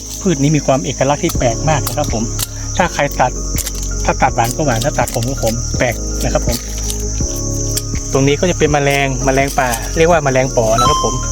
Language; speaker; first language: Thai; native; Thai